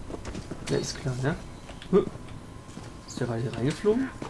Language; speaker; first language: German; native; German